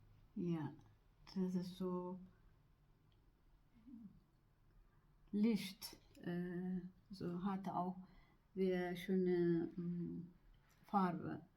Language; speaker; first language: German; non-native, learner; Amharic